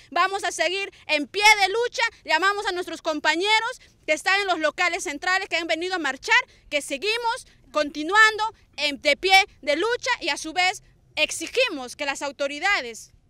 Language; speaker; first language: Spanish; native; Spanish